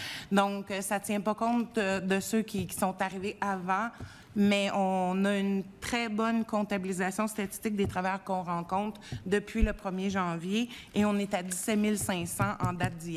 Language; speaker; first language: French; native; French